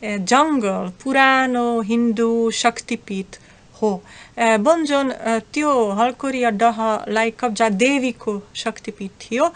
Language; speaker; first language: Nepali; non-native, fluent; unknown